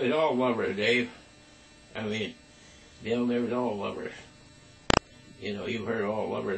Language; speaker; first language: English; native; English